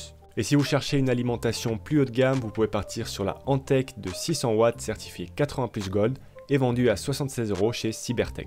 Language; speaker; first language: French; native; French